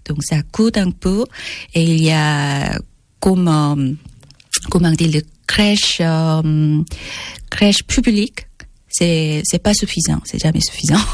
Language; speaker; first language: French; non-native, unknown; Korean